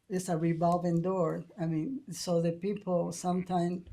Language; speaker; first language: English; non-native, fluent; Spanish